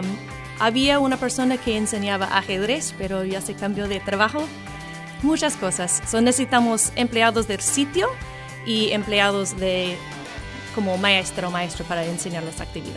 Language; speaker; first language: Spanish; non-native, fluent; English